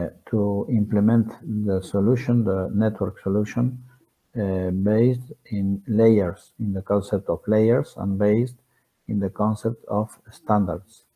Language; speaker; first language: English; non-native, fluent; Spanish